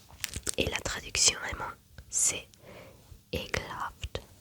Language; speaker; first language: French; non-native, learner; German